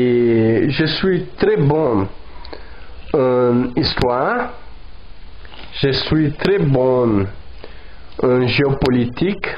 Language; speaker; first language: French; non-native, learner; Portuguese